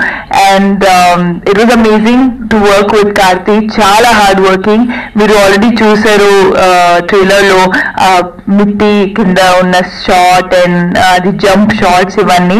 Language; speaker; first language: Telugu; non-native, fluent; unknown